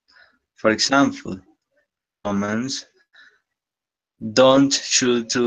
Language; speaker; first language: English; non-native, learner; Spanish